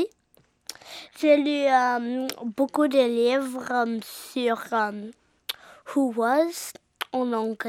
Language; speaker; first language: French; early bilingual, heritage; English